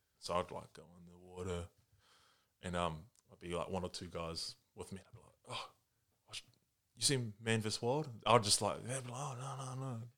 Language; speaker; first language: English; early bilingual, other home language; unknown